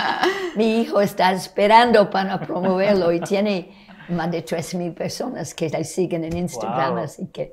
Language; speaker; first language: Spanish; non-native, fluent; English